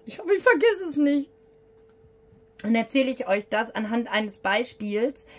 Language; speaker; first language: German; native; German